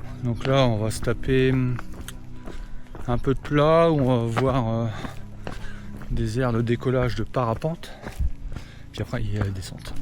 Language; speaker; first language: French; native; French